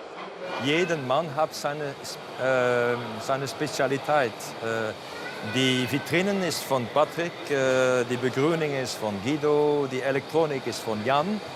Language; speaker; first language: German; non-native, learner; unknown